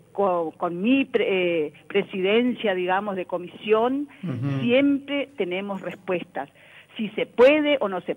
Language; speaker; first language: Spanish; native; Spanish